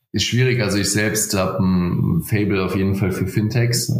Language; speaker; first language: German; native; German